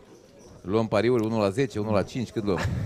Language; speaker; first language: Romanian; native; Romanian